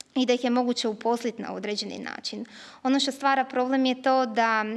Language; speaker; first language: Croatian; native; Croatian